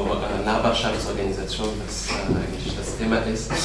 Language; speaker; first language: German; non-native, fluent; French